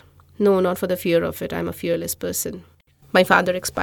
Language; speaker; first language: English; non-native, local second language; Bangla